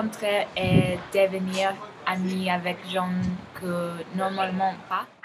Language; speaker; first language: French; non-native, learner; Spanish